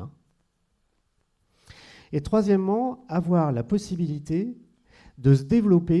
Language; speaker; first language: French; native; French